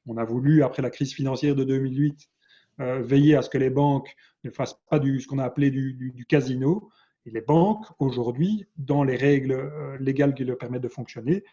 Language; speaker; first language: French; native; French